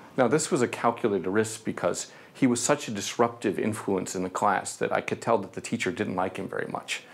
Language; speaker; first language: English; native; English